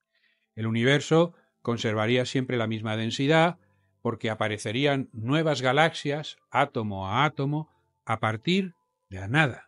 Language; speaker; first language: Spanish; native; Spanish